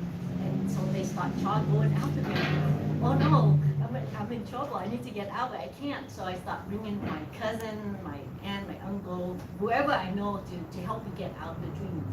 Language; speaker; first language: English; non-native, learner; Vietnamese